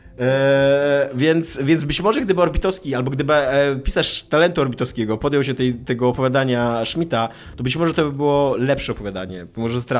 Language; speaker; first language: Polish; native; Polish